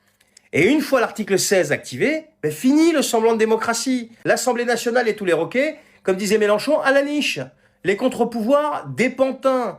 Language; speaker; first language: French; native; French